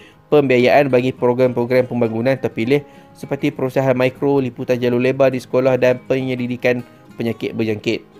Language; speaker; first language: Malay; native; Malay